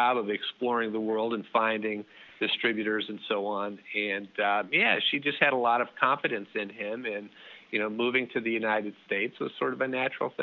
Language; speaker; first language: English; early bilingual, other home language; Dutch